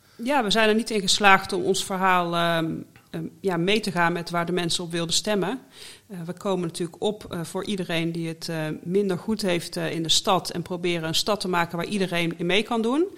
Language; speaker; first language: Dutch; native; Dutch